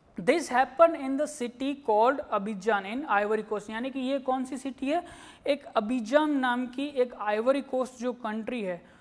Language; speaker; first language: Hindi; non-native, local second language; Gujarati